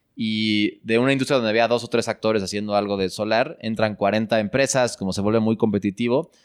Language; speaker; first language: Spanish; native; Spanish